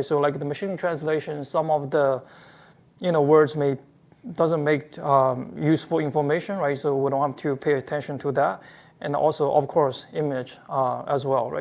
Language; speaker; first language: English; non-native, fluent; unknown